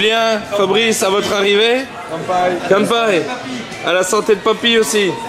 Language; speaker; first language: French; native; French